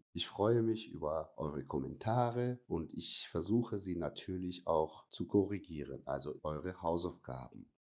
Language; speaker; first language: German; non-native, fluent; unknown